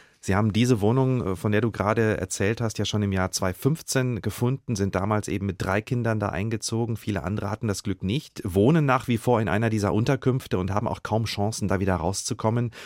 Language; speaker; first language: German; native; German